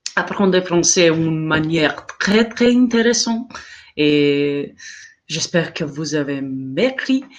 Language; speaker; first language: French; non-native, learner; Serbian